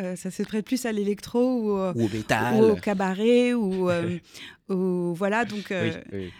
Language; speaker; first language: French; native; French